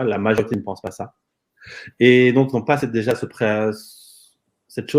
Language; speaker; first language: French; native; French